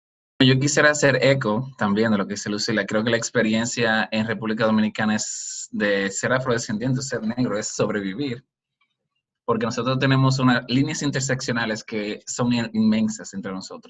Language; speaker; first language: Spanish; native; Spanish